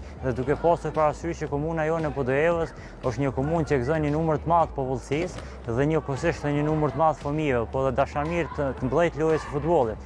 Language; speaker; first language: Albanian; native; Albanian